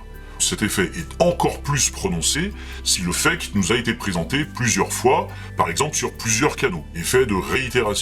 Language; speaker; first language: French; native; French